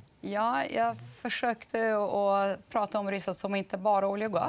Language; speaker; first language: Swedish; non-native, fluent; Russian